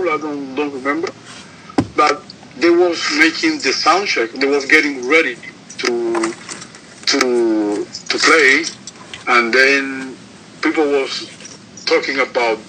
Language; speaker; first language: English; non-native, learner; Spanish